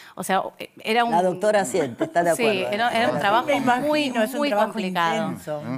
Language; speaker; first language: Spanish; native; Spanish